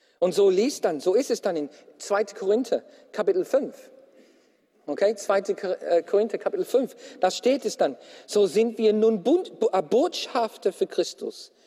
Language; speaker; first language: German; non-native, fluent; English